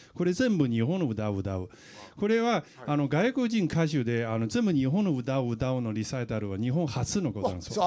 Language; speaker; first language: Japanese; non-native, fluent; Chinese